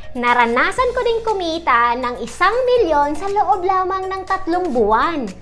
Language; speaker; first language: Filipino; non-native, local second language; Bikol